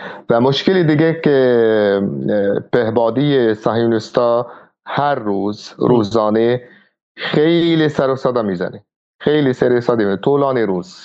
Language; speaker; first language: Persian; non-native, fluent; Arabic